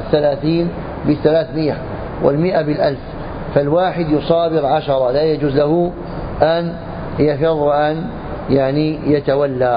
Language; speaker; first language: Arabic; native; Arabic